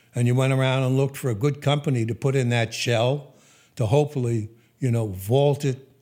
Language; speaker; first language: English; native; English